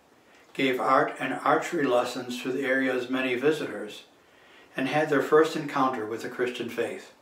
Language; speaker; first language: English; native; English